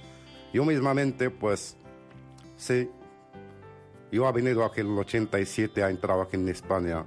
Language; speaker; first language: Spanish; non-native, fluent; Arabic